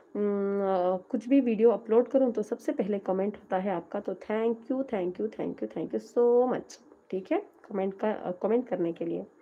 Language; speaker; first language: Hindi; non-native, local second language; Urdu